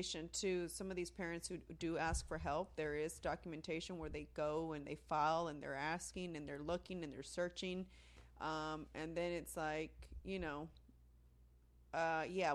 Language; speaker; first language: English; early bilingual, other home language; Spanish